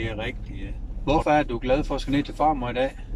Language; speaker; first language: Danish; native; Danish